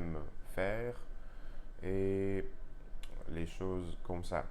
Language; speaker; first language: French; non-native, learner; Russian